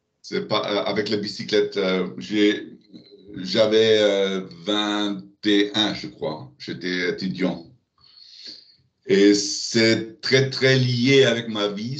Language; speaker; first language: French; non-native, learner; German